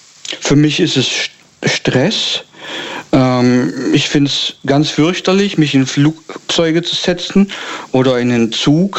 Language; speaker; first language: German; native; German